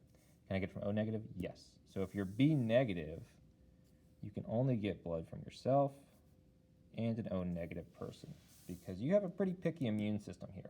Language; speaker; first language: English; native; English